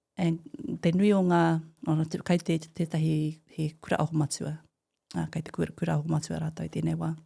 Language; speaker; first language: Māori; native; Māori